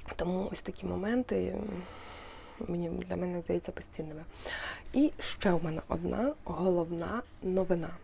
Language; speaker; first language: Ukrainian; non-native, local second language; Russian